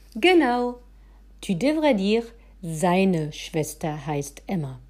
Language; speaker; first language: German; non-native, fluent; French